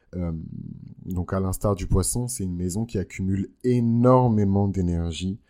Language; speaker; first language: French; native; French